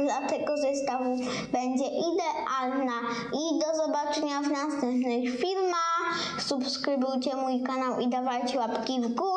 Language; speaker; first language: Polish; native; Polish